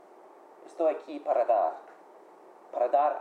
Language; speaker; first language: Spanish; non-native, fluent; English